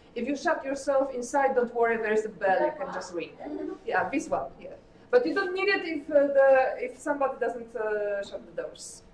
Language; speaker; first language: English; non-native, fluent; Polish